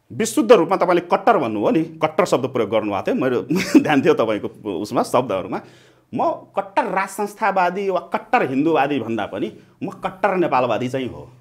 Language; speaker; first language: Nepali; non-native, local second language; Maithili